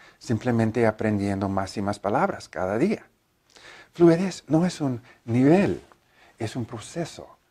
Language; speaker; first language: Spanish; non-native, learner; English